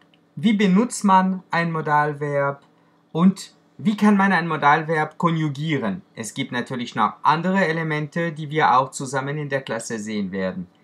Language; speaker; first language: German; non-native, fluent; French